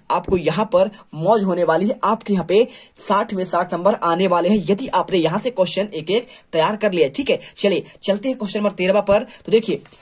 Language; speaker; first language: Hindi; native; Hindi